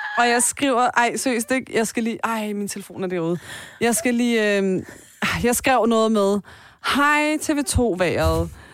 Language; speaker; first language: Danish; early bilingual, other home language; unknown